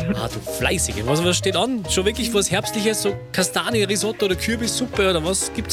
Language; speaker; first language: German; native; German